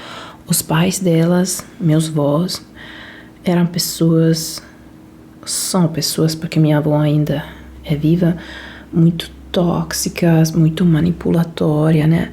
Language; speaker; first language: Portuguese; non-native, fluent; Italian